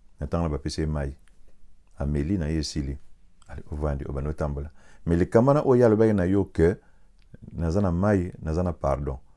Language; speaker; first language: Lingala; non-native, local second language; Kongo